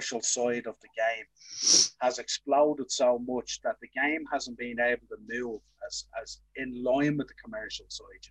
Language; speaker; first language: English; native; English